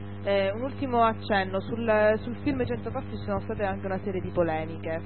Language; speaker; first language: Italian; native; Italian